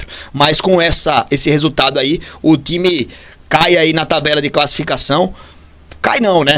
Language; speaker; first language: Portuguese; native; Portuguese